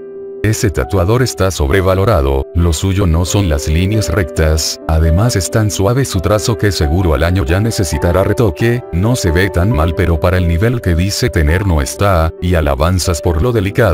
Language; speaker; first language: Spanish; native; Spanish